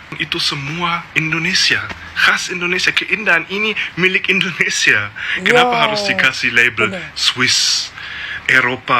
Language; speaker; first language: Indonesian; non-native, fluent; German